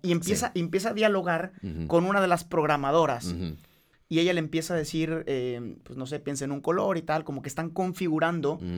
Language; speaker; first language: Spanish; native; Spanish